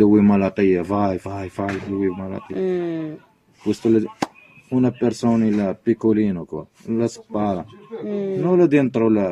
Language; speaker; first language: Italian; non-native, learner; Arabic